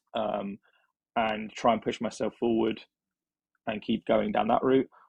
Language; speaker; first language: English; native; English